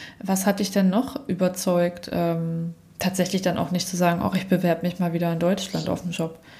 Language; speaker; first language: German; native; German